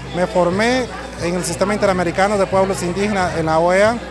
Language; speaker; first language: Spanish; non-native, local second language; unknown